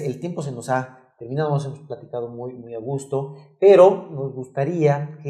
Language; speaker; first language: Spanish; native; Spanish